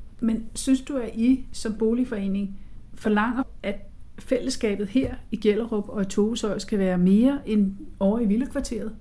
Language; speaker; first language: Danish; native; Danish